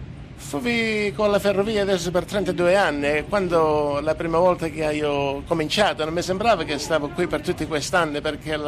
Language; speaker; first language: Italian; native; Italian